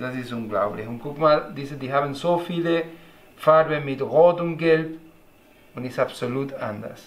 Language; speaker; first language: German; non-native, learner; Spanish